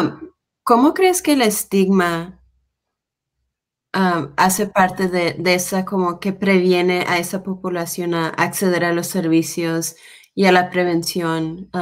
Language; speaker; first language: Spanish; non-native, fluent; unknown